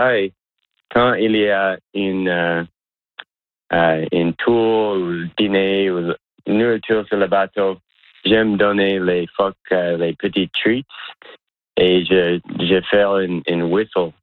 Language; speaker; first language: French; non-native, local second language; English